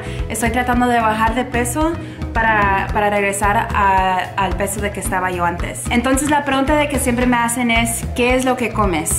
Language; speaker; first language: Spanish; early bilingual, heritage; Spanish